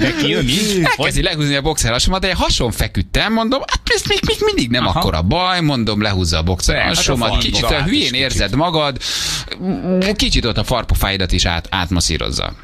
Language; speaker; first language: Hungarian; native; Hungarian